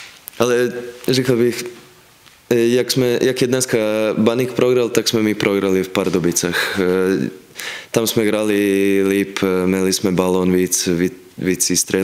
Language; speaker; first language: Czech; non-native, fluent; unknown